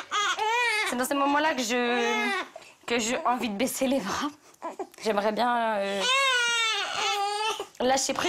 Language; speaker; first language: French; native; French